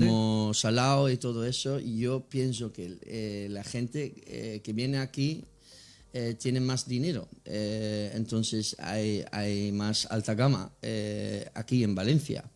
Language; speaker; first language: Spanish; non-native, fluent; Dutch